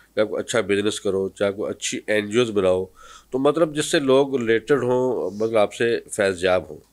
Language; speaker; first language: Urdu; native; Urdu